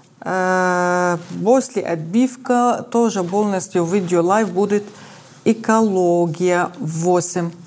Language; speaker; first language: Russian; non-native, fluent; Arabic